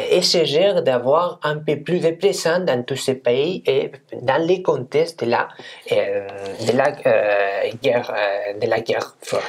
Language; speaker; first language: French; non-native, fluent; Spanish